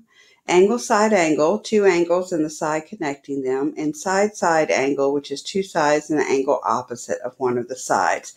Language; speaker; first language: English; native; English